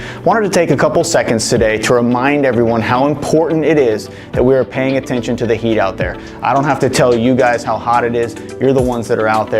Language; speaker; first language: English; native; English